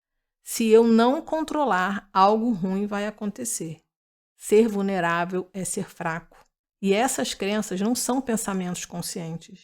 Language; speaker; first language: Portuguese; native; Portuguese